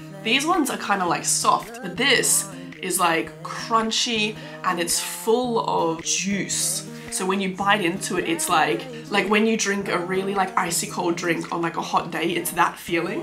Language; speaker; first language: English; native; English